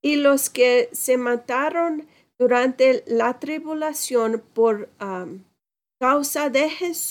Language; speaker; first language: Spanish; non-native, fluent; English